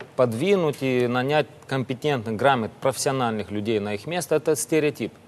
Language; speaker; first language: Russian; non-native, local second language; Romanian